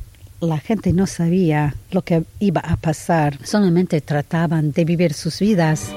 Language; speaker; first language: Spanish; non-native, fluent; English